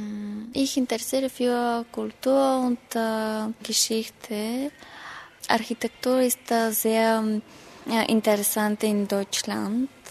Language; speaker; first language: German; non-native, learner; Bulgarian